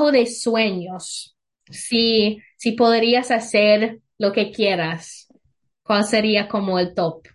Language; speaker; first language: Spanish; non-native, learner; English